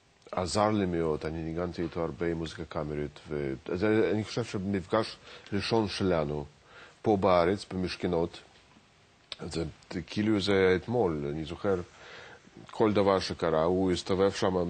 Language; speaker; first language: Hebrew; non-native, fluent; Russian